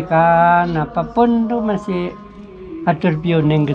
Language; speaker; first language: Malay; non-native, local second language; Javanese